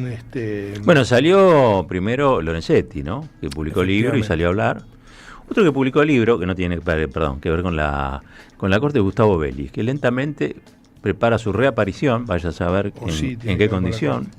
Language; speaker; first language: Spanish; native; Spanish